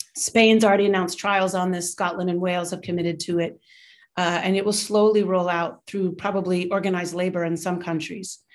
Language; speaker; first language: English; native; English